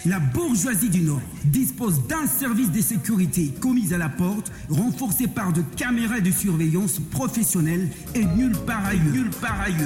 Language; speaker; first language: French; non-native, local second language; Swahili